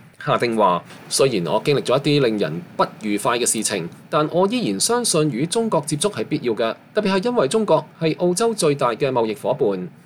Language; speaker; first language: Chinese; non-native, local second language; Cantonese